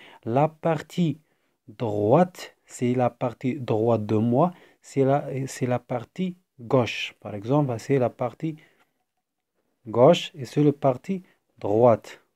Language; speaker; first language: French; non-native, fluent; Arabic